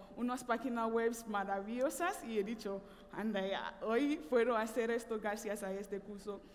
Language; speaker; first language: Spanish; non-native, fluent; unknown